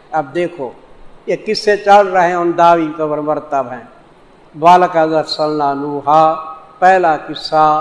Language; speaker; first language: Urdu; non-native, local second language; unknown